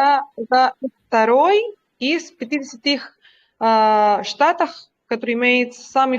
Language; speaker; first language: Russian; non-native, learner; Spanish